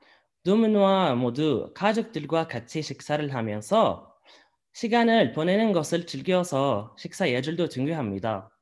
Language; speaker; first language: Korean; non-native, learner; Arabic